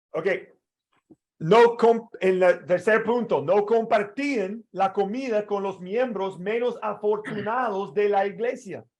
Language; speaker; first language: Spanish; non-native, fluent; English